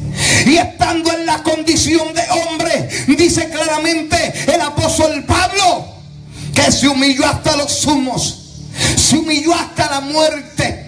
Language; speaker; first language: Spanish; native; Spanish